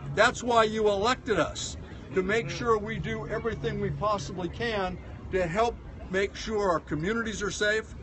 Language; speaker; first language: English; native; English